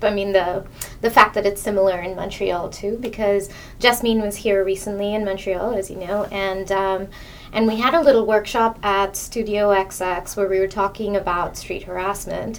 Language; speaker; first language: English; non-native, local second language; Hindi